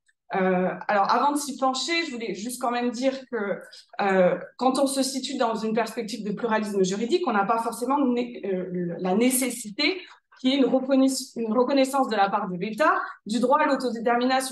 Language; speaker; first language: French; native; French